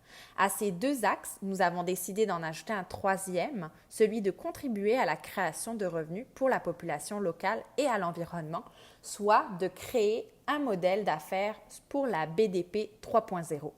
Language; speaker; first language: French; native; French